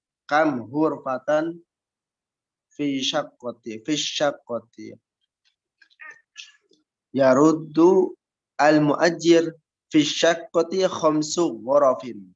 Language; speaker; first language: Arabic; non-native, fluent; Indonesian